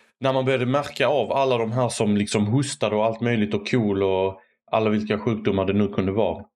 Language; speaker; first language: Swedish; native; Swedish